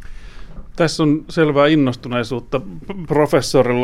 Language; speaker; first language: Finnish; native; Finnish